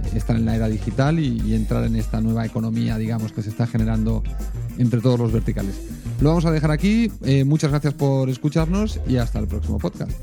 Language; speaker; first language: Spanish; native; Spanish